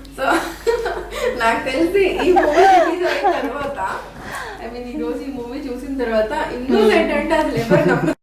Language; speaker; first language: Telugu; native; Telugu